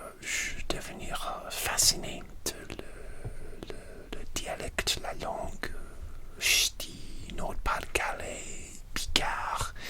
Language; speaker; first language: French; non-native, learner; English